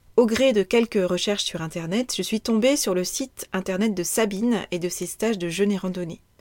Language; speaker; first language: French; native; French